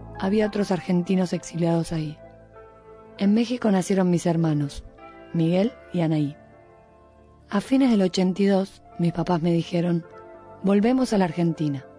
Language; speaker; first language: Spanish; native; Spanish